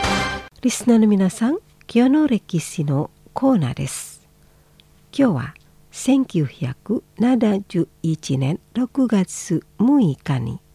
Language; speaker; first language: Japanese; non-native, fluent; Indonesian